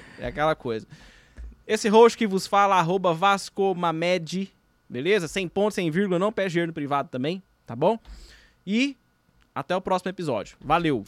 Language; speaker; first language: Portuguese; native; Portuguese